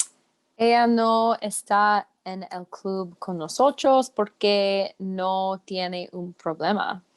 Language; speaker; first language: Spanish; non-native, learner; English